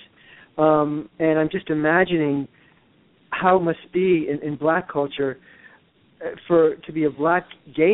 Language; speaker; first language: English; native; English